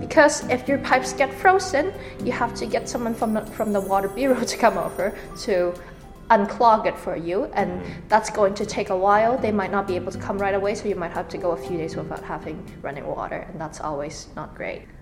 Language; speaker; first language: English; native; English